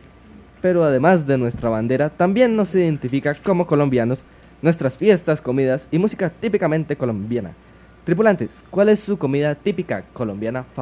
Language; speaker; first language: Spanish; native; Spanish